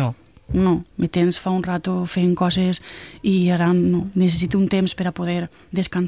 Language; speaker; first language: Catalan; native; Catalan